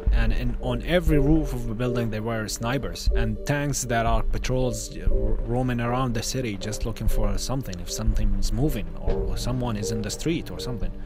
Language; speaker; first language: English; non-native, fluent; Arabic